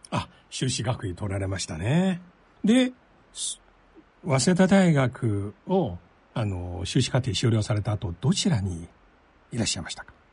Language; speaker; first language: Japanese; non-native, fluent; Chinese